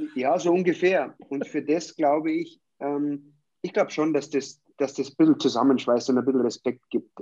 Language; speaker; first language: German; native; German